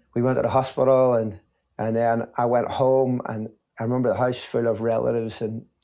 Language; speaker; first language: English; native; English